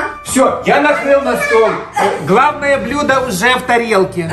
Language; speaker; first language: Russian; native; Russian